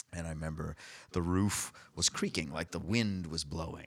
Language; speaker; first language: English; native; English